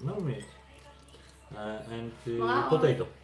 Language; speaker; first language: English; non-native, learner; Polish